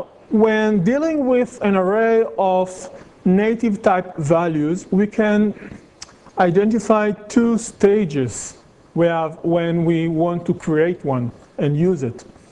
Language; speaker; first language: English; non-native, fluent; Hebrew